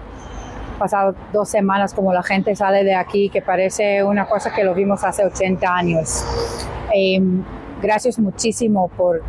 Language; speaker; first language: Spanish; non-native, learner; Hebrew